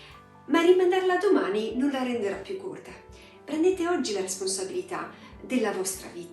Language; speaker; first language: Italian; native; Italian